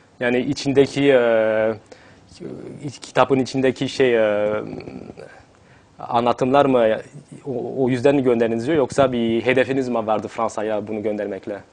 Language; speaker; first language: Turkish; non-native, fluent; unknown